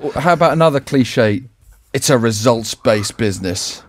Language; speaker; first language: English; native; English